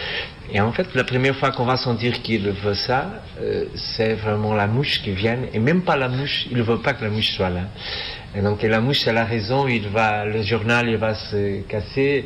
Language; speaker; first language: French; non-native, fluent; Portuguese